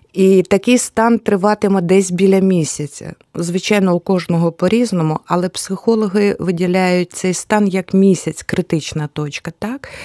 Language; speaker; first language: Ukrainian; native; Ukrainian